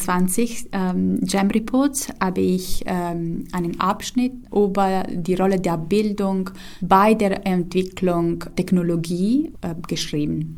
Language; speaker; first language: German; non-native, fluent; Italian